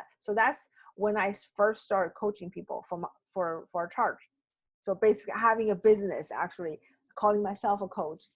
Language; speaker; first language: English; non-native, fluent; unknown